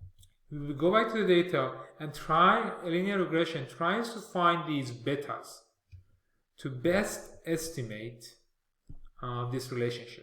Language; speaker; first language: English; non-native, fluent; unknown